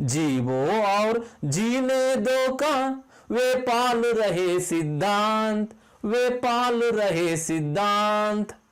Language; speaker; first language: Hindi; non-native, local second language; Kannada